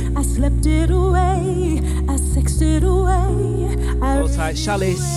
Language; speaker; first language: English; native; English